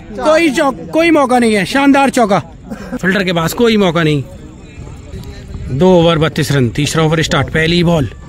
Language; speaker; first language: Hindi; native; Hindi